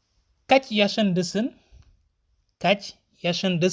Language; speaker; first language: Turkish; non-native, fluent; Wolof